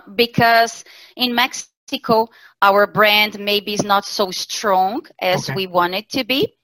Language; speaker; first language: English; non-native, fluent; Portuguese